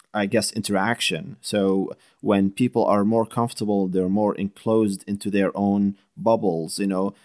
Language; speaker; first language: English; non-native, fluent; Arabic